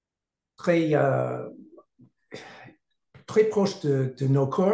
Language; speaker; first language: French; non-native, learner; English